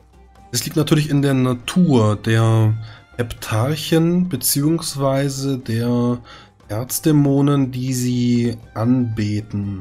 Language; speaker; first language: German; native; German